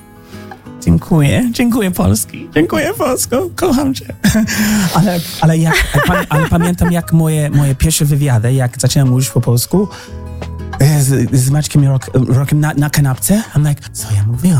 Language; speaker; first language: Polish; non-native, learner; English